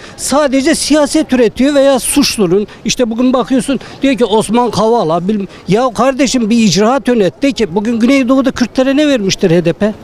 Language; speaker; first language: Turkish; native; Turkish